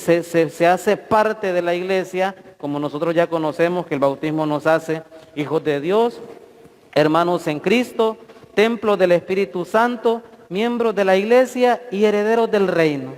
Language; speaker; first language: Spanish; native; Spanish